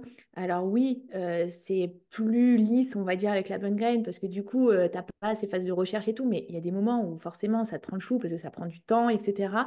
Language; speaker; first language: French; native; French